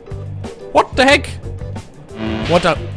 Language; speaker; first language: English; non-native, fluent; German